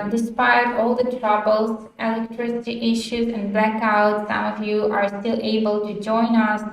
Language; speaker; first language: English; non-native, fluent; Ukrainian